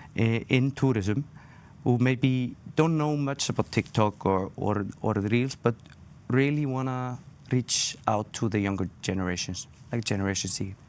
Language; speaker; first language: English; non-native, fluent; Icelandic